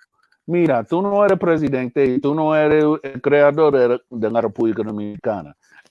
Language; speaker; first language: Spanish; early bilingual, heritage; English